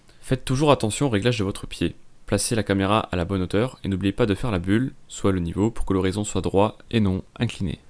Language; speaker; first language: French; native; French